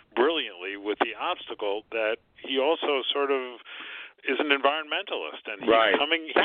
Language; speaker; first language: English; native; English